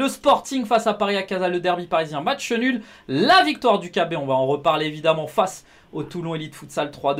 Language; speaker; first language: French; native; French